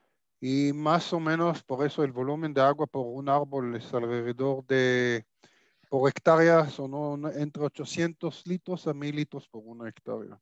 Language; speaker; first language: Spanish; non-native, fluent; Hebrew